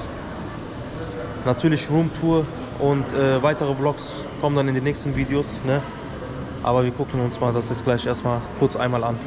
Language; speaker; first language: German; early bilingual, other home language; Turkish